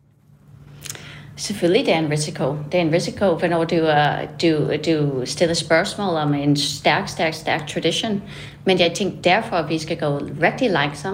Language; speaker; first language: Danish; non-native, fluent; English